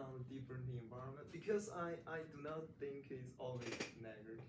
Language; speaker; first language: English; non-native, learner; Chinese